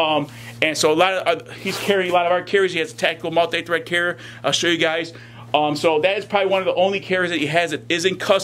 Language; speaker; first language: English; native; English